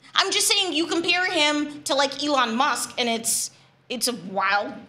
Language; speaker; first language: English; native; English